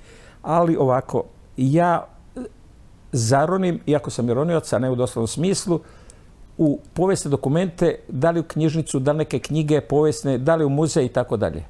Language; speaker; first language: Croatian; native; Croatian